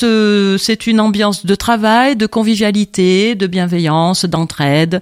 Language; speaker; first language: French; native; French